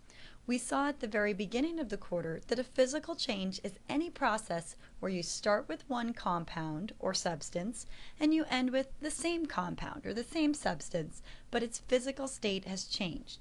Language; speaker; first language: English; native; English